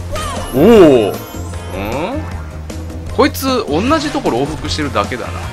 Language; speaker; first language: Japanese; native; Japanese